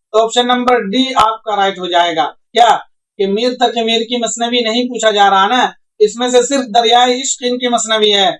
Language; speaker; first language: Urdu; native; Urdu